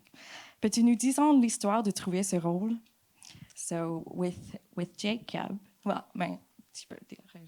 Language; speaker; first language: French; non-native, fluent; English